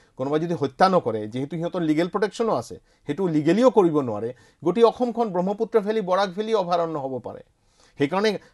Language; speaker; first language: Assamese; non-native, local second language; Bangla